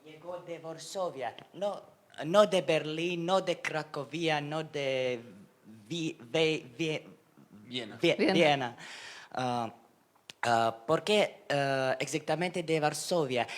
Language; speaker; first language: Spanish; non-native, learner; Lithuanian